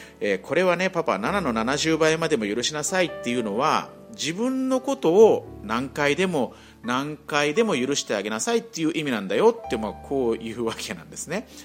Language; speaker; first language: Japanese; native; Japanese